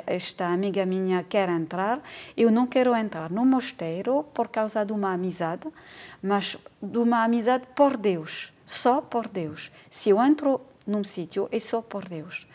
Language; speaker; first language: Portuguese; non-native, fluent; French